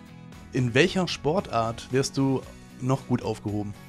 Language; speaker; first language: German; native; German